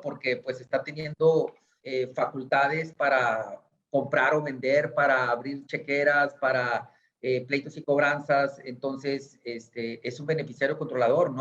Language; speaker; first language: Spanish; native; Spanish